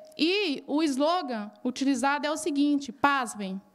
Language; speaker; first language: Portuguese; native; Portuguese